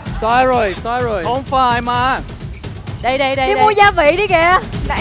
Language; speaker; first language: Vietnamese; non-native, learner; Russian